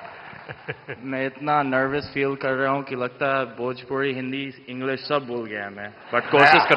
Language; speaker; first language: Hindi; non-native, fluent; English